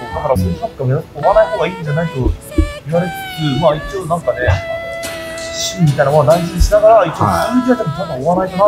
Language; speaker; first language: Japanese; native; Japanese